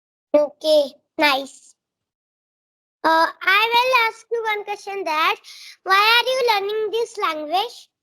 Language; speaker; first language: English; non-native, learner; Marathi